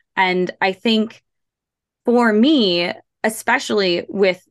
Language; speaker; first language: English; native; English